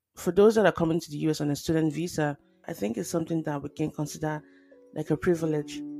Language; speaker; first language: English; non-native, local second language; Yoruba